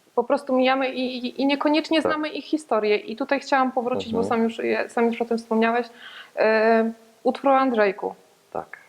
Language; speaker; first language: Polish; native; Polish